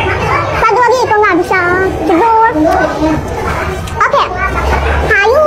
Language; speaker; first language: Indonesian; non-native, learner; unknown